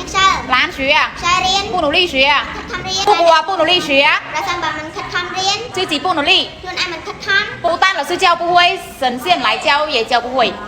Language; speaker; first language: Chinese; non-native, fluent; Khmer